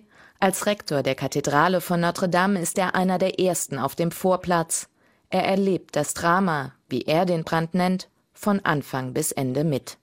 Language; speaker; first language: German; native; German